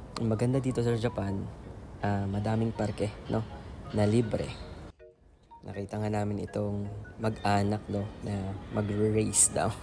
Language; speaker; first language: Filipino; non-native, local second language; Iloko